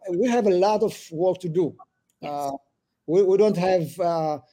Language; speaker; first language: English; early bilingual, other home language; Amharic